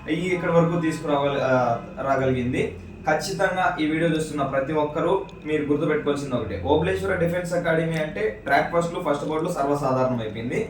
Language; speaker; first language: Telugu; native; Telugu